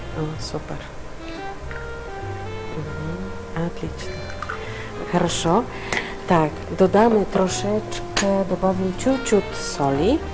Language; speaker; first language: Russian; non-native, fluent; Polish